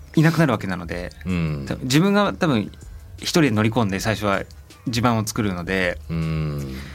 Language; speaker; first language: Japanese; native; Japanese